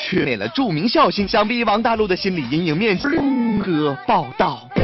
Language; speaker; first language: Chinese; native; Chinese